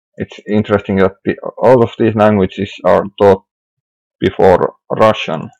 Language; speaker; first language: English; non-native, fluent; Finnish